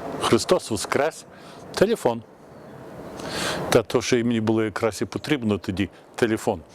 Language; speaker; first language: Ukrainian; early bilingual, heritage; Ukrainian